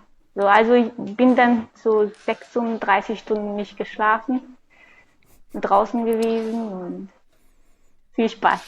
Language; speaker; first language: German; non-native, fluent; Hungarian